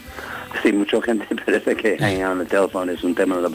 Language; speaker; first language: Spanish; non-native, fluent; English